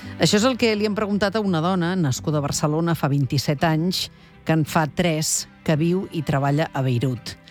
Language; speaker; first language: Catalan; native; Catalan